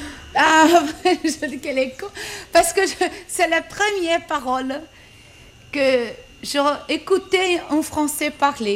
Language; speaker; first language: French; non-native, learner; Portuguese